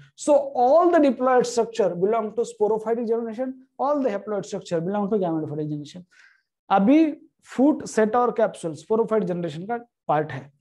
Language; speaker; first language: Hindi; non-native, local second language; Marathi